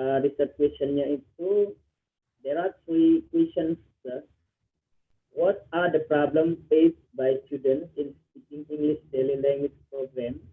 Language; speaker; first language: English; non-native, learner; Indonesian